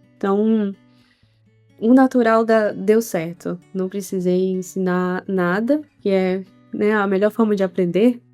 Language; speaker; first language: Portuguese; native; Portuguese